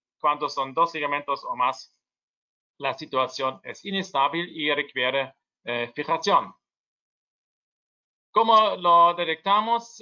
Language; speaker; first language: Spanish; non-native, learner; German